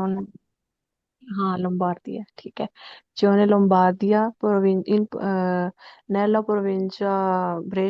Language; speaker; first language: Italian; non-native, learner; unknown